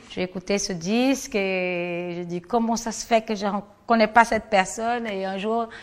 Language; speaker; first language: French; non-native, fluent; Portuguese